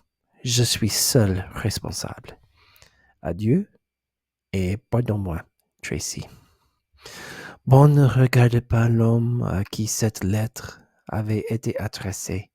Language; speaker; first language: French; non-native, learner; English